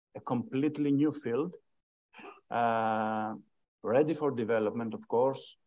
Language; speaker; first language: English; non-native, fluent; Greek